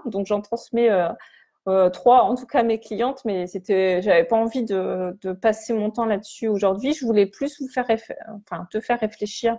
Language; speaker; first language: French; native; French